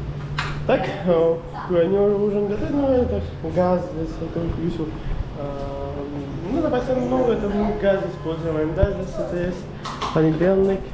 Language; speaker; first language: Russian; non-native, learner; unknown